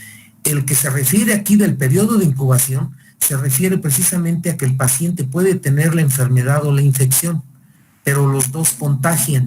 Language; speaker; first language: Spanish; native; Spanish